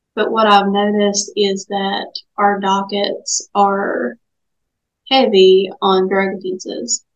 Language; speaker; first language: English; native; English